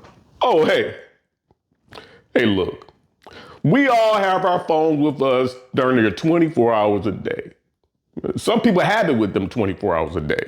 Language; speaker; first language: English; native; English